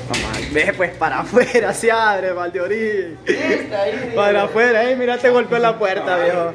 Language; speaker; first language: Spanish; native; Spanish